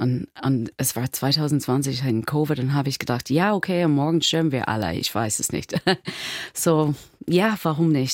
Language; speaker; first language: German; non-native, learner; English